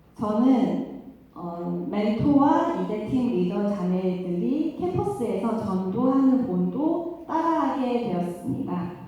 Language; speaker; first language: Korean; non-native, fluent; Cantonese